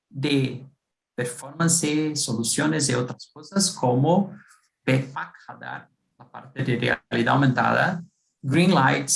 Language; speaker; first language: Spanish; non-native, fluent; Portuguese